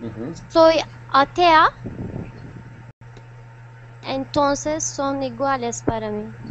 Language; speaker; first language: Spanish; non-native, learner; Turkish